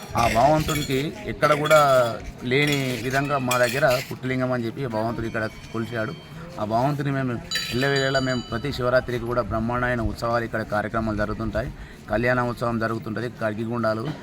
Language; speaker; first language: Telugu; native; Telugu